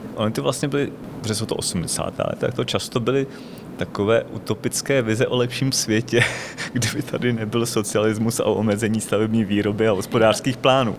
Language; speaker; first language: Czech; native; Czech